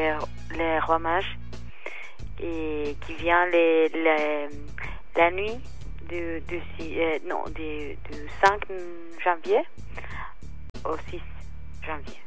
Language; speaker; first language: French; non-native, fluent; Spanish